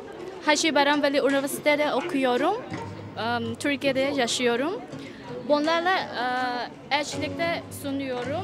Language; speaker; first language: Turkish; non-native, learner; Khmer